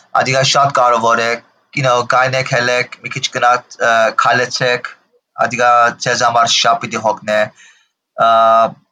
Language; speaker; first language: Armenian; early bilingual, heritage; Armenian